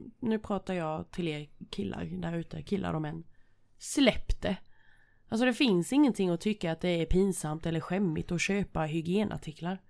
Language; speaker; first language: Swedish; native; Swedish